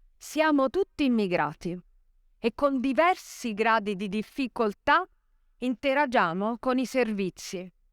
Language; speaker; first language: Italian; native; Italian